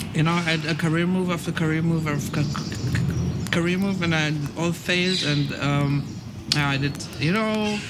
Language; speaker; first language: English; early bilingual, other home language; Persian